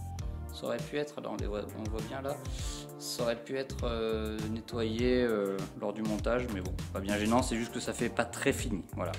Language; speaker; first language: French; native; French